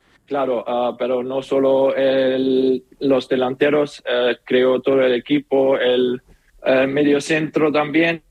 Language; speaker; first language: Spanish; non-native, learner; German